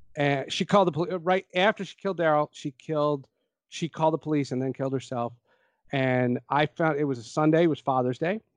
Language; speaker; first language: English; native; English